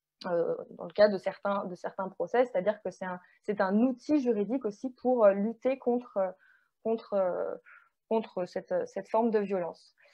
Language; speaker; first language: French; native; French